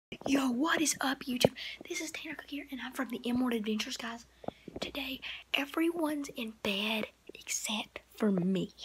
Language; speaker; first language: English; native; English